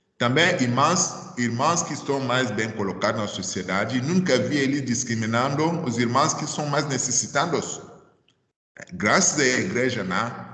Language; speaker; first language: Portuguese; non-native, fluent; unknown